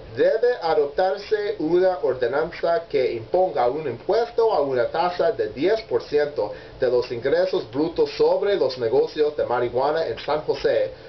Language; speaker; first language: Spanish; non-native, learner; English